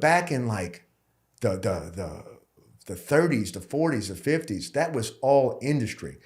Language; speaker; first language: English; native; English